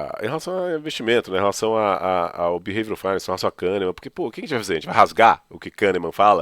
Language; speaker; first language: Portuguese; native; Portuguese